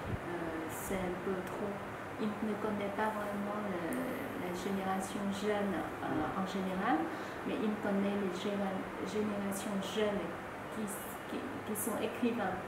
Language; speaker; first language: French; non-native, fluent; Vietnamese